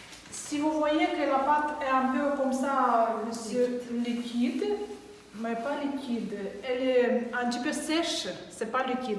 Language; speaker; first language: French; non-native, learner; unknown